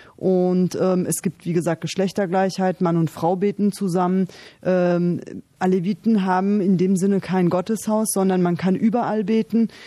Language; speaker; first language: German; early bilingual, other home language; Turkish